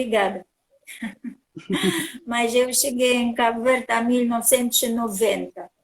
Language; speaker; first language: Portuguese; non-native, learner; Russian